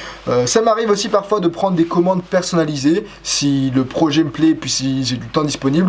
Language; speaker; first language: French; native; French